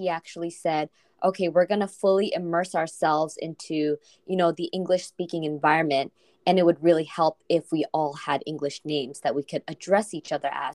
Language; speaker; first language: English; non-native, fluent; Korean